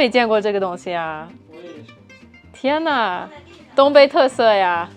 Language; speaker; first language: Chinese; non-native, fluent; English